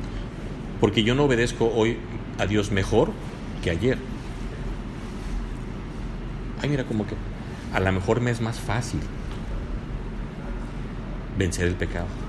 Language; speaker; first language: Spanish; native; Spanish